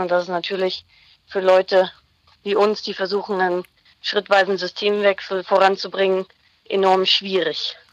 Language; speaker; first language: German; native; German